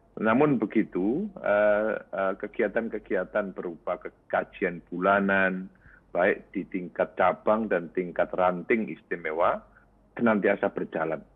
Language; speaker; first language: Indonesian; native; Indonesian